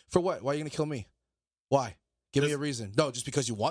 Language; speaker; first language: English; native; English